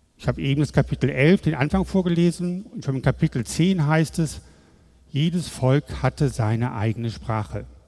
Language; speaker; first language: German; native; German